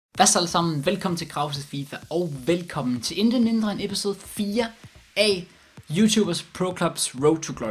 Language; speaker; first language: Danish; native; Danish